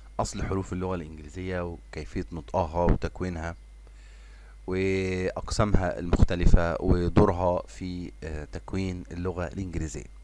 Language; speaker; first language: Arabic; native; Arabic